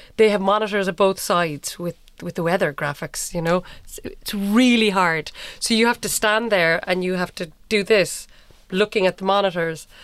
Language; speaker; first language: English; native; English